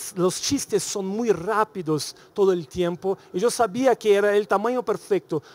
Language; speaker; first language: Spanish; non-native, learner; Portuguese